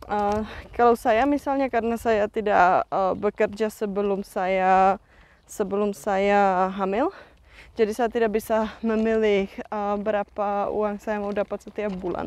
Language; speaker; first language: Indonesian; non-native, fluent; Czech